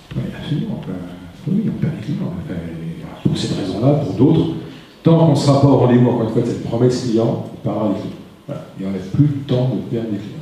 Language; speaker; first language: French; native; French